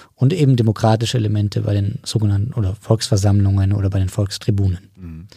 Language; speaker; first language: German; native; German